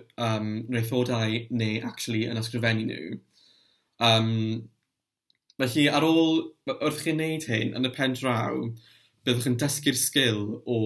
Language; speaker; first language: Welsh; non-native, local second language; English